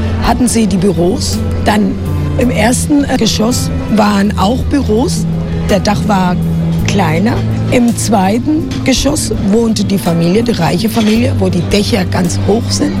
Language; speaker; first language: German; non-native, fluent; Spanish